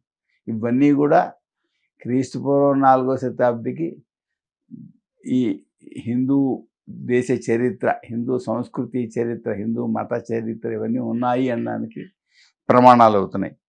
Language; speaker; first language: Telugu; native; Telugu